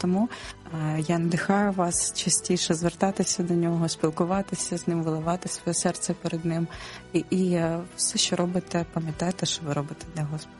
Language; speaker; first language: Ukrainian; non-native, local second language; Russian